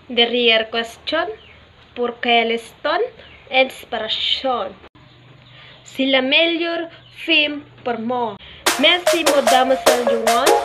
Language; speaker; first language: French; non-native, learner; Filipino